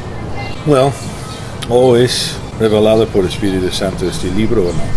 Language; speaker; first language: Spanish; early bilingual, heritage; English